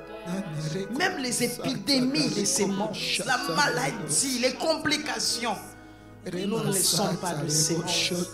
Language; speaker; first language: French; non-native, local second language; Lingala